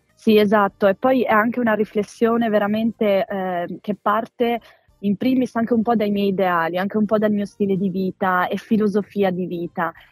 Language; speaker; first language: Italian; early bilingual, other home language; Albanian